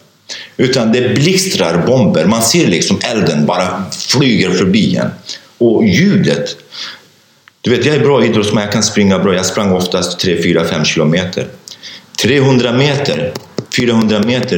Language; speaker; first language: Swedish; non-native, fluent; Kurdish